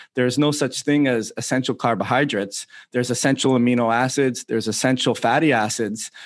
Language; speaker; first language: English; native; English